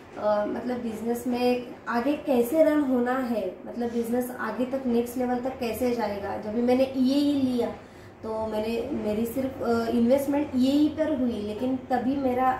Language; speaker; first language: Hindi; non-native, local second language; Marathi